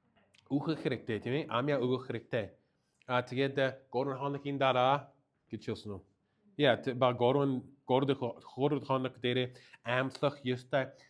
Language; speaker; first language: Mongolian; non-native, fluent; English